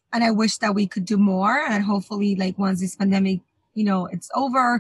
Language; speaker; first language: English; non-native, fluent; Spanish